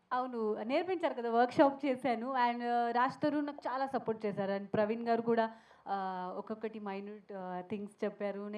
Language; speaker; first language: Telugu; non-native, fluent; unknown